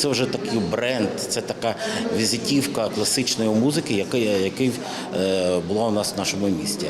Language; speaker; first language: Ukrainian; native; Ukrainian